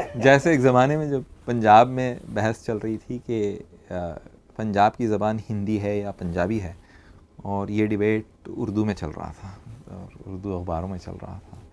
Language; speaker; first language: Urdu; non-native, local second language; English